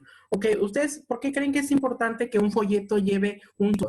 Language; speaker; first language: Spanish; native; Spanish